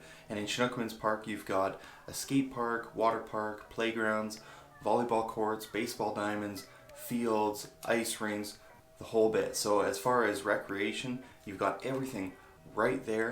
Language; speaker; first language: English; native; English